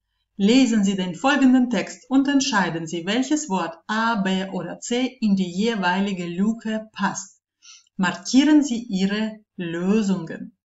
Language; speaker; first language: German; non-native, fluent; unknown